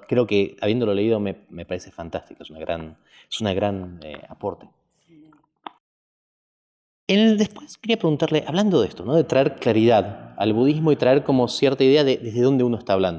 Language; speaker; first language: Spanish; native; Spanish